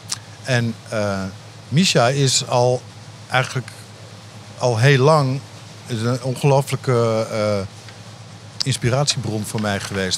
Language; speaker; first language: Dutch; native; Dutch